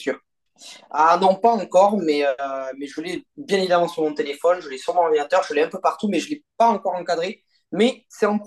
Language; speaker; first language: French; native; French